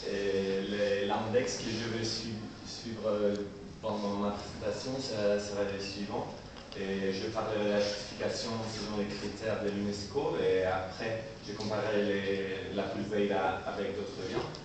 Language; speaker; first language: French; non-native, learner; Spanish